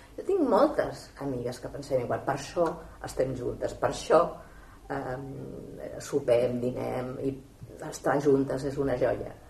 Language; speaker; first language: Catalan; non-native, local second language; Spanish